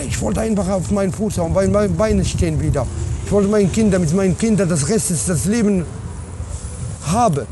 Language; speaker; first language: German; non-native, learner; Arabic